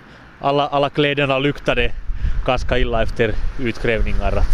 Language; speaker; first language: Swedish; non-native, local second language; Finnish